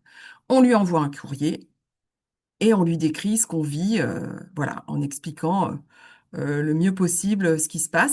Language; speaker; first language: French; native; French